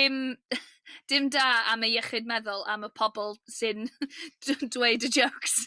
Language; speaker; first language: Welsh; non-native, local second language; English